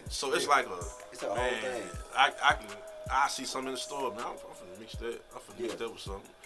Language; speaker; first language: English; native; English